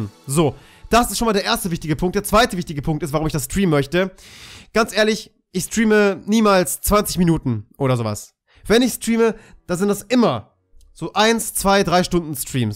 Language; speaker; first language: German; native; German